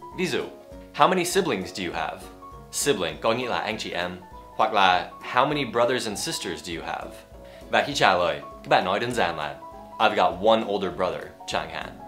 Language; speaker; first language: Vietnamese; non-native, fluent; English